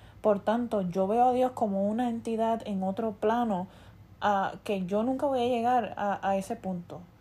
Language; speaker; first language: Spanish; early bilingual, heritage; Spanish